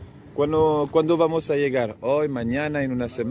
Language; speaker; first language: Spanish; non-native, learner; French